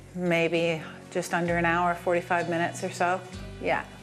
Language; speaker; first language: English; native; English